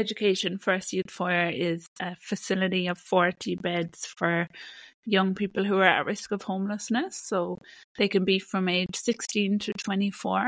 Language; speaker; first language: English; native; English